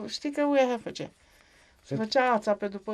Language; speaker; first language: Romanian; native; Romanian